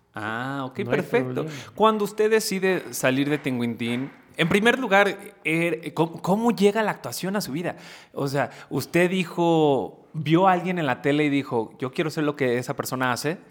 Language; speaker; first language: Spanish; early bilingual, heritage; Spanish